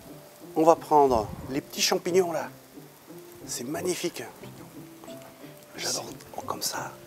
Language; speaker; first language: French; native; French